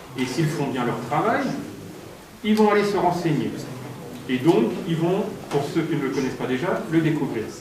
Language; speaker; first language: French; native; French